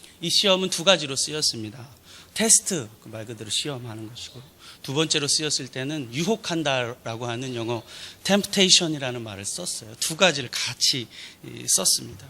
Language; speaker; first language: Korean; native; Korean